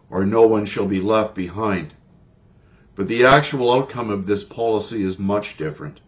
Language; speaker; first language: English; native; English